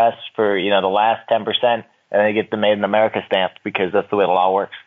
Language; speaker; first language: English; native; English